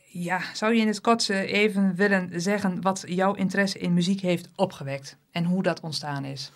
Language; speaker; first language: Dutch; native; Dutch